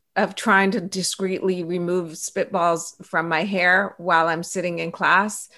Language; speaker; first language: English; early bilingual, other home language; Persian